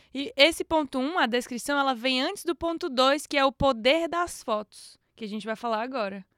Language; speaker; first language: Portuguese; native; Portuguese